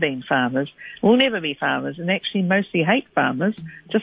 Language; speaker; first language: English; native; English